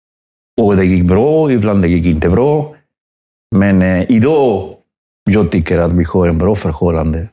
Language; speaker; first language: Swedish; non-native, fluent; Spanish